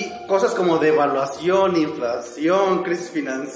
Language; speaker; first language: Spanish; native; Spanish